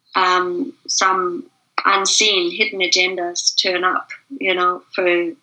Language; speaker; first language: English; non-native, fluent; German